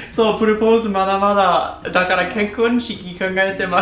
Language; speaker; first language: Japanese; non-native, learner; English